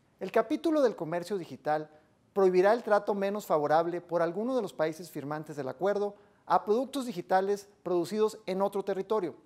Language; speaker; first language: Spanish; native; Spanish